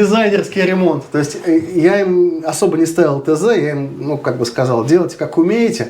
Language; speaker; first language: Russian; native; Russian